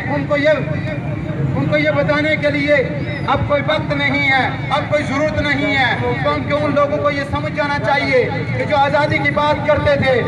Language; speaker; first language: Urdu; non-native, local second language; Pahari-Potwari